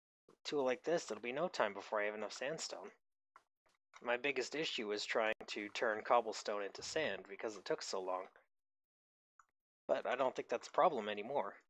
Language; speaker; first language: English; native; English